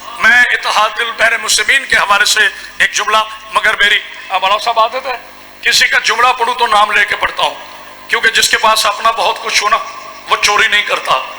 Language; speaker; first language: Urdu; non-native, local second language; Punjabi